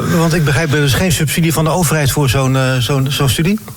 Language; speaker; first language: Dutch; native; Dutch